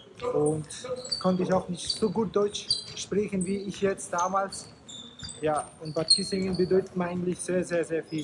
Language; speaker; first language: German; non-native, fluent; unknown